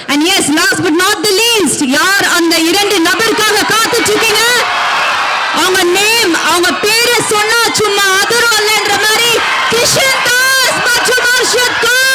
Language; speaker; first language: Tamil; native; Tamil